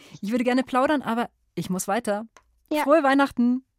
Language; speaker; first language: German; native; German